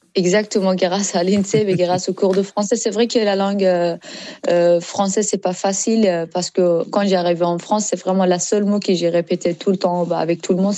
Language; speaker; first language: French; non-native, learner; Persian